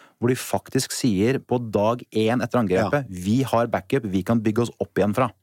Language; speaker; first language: Norwegian; native; Norwegian